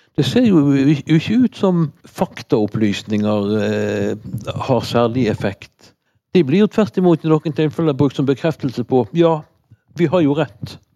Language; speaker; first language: Norwegian; native; Norwegian